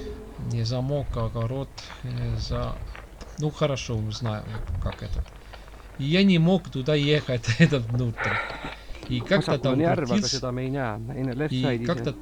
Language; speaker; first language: Russian; non-native, local second language; Estonian